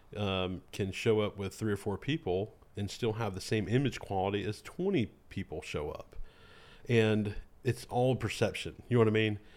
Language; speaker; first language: English; native; English